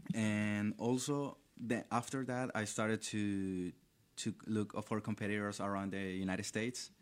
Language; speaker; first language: English; non-native, learner; Spanish